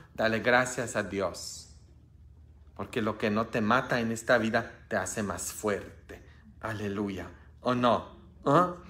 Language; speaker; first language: Spanish; non-native, fluent; Polish